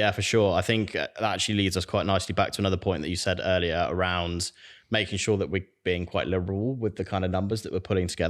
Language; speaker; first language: English; native; English